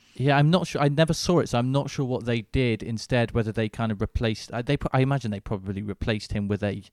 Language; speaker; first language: English; native; English